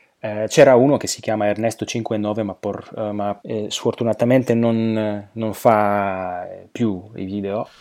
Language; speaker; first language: Italian; non-native, fluent; Slovak